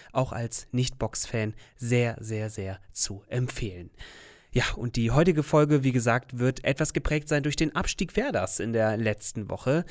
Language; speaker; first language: German; native; German